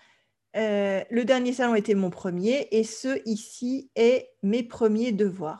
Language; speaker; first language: French; native; French